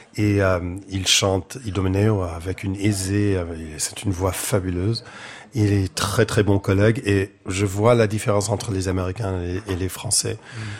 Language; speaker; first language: French; non-native, fluent; English